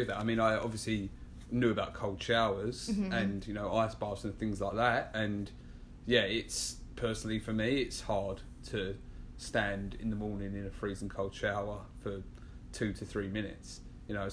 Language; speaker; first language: English; native; English